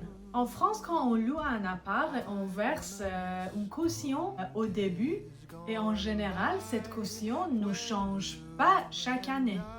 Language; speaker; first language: French; non-native, fluent; Persian